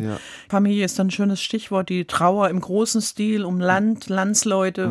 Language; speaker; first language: German; native; German